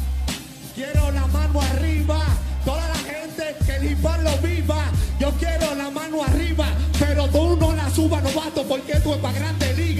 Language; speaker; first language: Spanish; native; Spanish